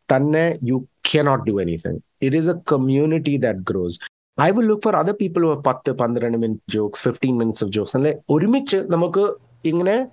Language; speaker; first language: English; non-native, local second language; Malayalam